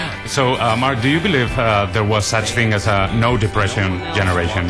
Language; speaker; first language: English; non-native, fluent; Spanish